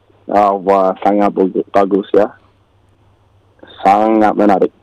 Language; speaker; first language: Indonesian; non-native, learner; English